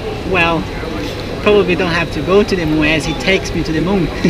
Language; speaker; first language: English; non-native, fluent; Portuguese